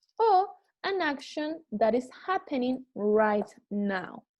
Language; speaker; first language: English; non-native, fluent; Spanish